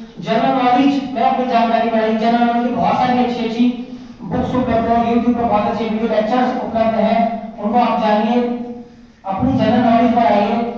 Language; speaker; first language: Hindi; native; Hindi